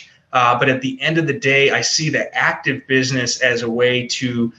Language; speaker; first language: English; native; English